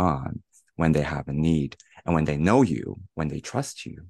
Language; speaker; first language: English; non-native, fluent; Chinese